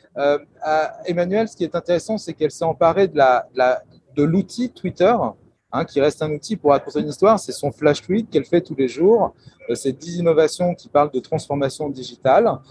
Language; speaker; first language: French; native; French